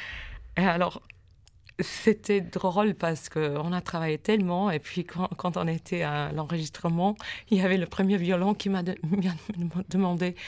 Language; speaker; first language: French; non-native, fluent; English